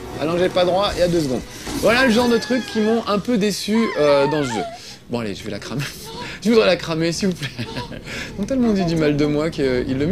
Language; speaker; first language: French; native; French